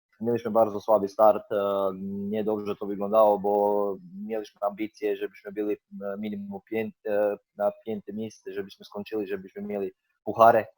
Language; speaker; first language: Polish; non-native, fluent; Croatian